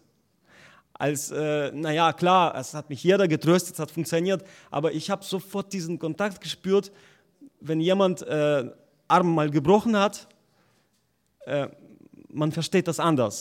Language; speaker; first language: German; non-native, fluent; Russian